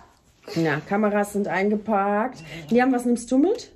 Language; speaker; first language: German; native; German